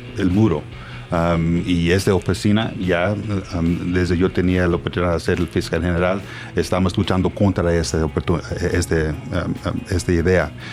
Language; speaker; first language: Spanish; non-native, learner; English